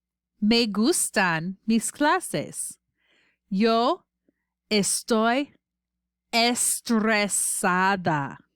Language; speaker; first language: Spanish; non-native, fluent; English